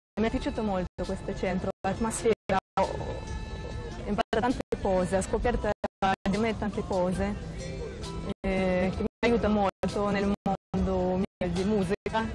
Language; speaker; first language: Italian; non-native, learner; Russian